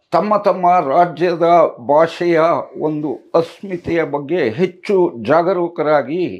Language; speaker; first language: Kannada; non-native, local second language; Tamil